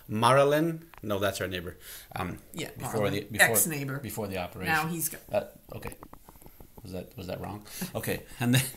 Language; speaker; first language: English; native; English